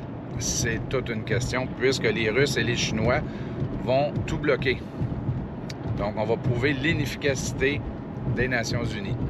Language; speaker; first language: French; native; French